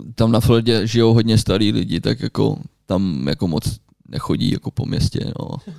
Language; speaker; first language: Czech; early bilingual, heritage; Czech